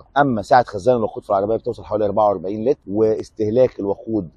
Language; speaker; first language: Arabic; native; Arabic